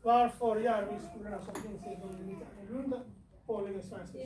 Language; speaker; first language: Swedish; non-native, learner; Somali